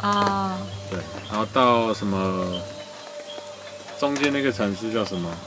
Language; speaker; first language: Chinese; non-native, fluent; English